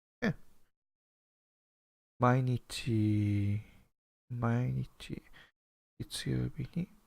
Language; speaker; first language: Japanese; non-native, fluent; English